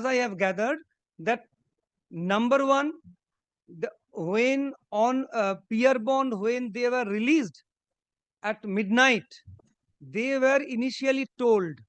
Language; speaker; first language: English; non-native, local second language; Bangla